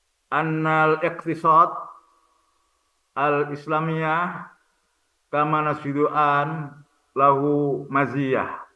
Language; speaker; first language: Arabic; non-native, fluent; Indonesian